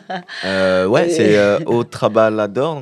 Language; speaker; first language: French; native; French